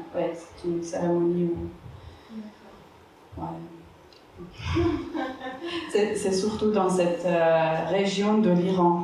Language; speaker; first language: French; non-native, fluent; Persian